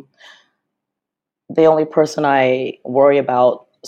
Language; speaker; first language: English; native; English